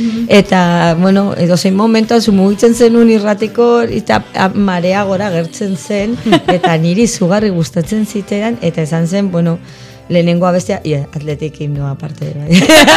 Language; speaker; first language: Basque; non-native, local second language; Spanish